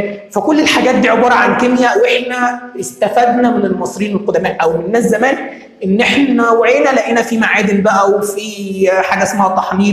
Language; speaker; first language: Arabic; native; Arabic